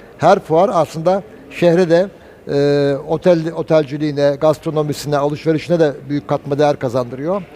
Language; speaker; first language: Turkish; native; Turkish